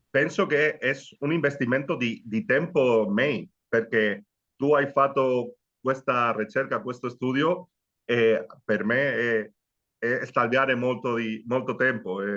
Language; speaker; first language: Italian; non-native, learner; Spanish